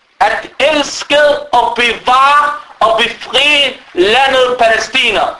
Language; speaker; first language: Danish; non-native, fluent; Arabic